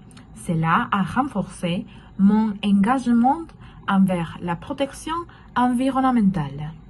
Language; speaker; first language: French; non-native, learner; Spanish